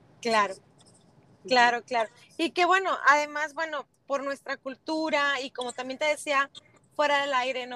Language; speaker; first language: Spanish; native; Spanish